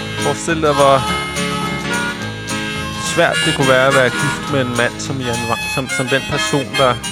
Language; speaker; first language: Danish; native; Danish